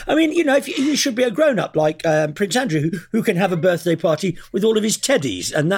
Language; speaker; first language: English; native; English